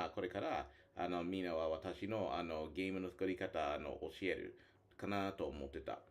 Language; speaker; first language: Japanese; non-native, learner; English